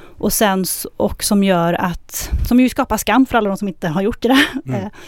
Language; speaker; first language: Swedish; early bilingual, other home language; Arabic